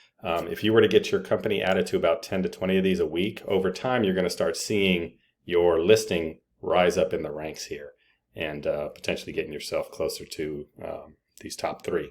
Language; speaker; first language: English; native; English